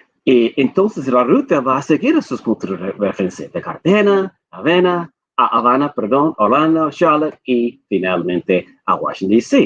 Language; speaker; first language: Spanish; non-native, fluent; English